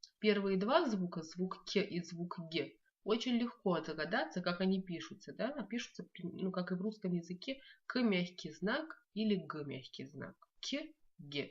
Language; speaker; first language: Russian; non-native, local second language; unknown